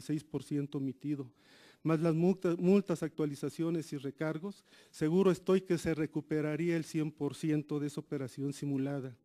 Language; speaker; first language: Spanish; native; Spanish